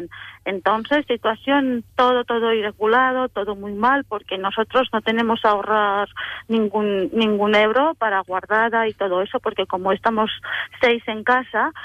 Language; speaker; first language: Spanish; non-native, learner; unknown